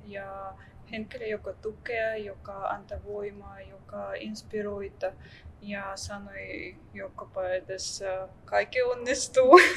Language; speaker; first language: Finnish; non-native, learner; Russian